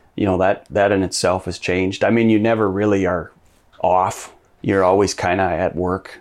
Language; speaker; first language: English; native; English